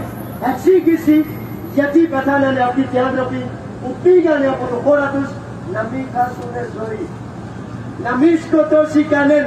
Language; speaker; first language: Greek; non-native, fluent; Urdu